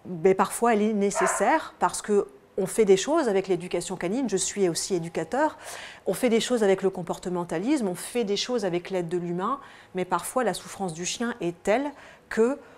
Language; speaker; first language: French; native; French